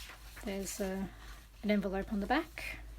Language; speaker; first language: English; native; English